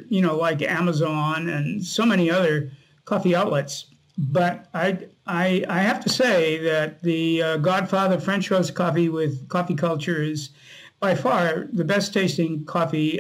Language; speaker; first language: English; native; English